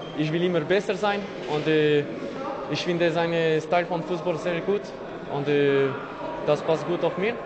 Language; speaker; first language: German; non-native, local second language; French